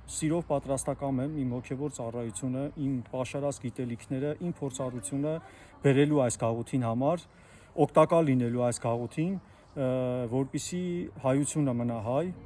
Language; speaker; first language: Armenian; native; Armenian